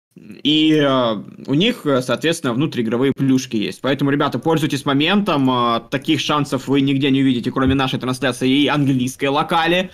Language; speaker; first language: Russian; native; Russian